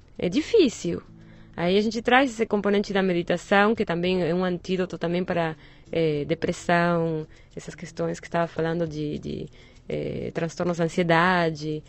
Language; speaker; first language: Portuguese; non-native, fluent; Spanish